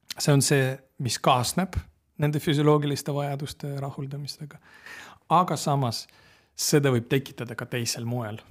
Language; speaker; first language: Estonian; non-native, local second language; Russian